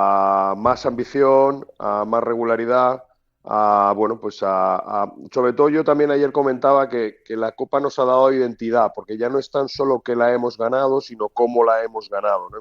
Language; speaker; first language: Spanish; native; Spanish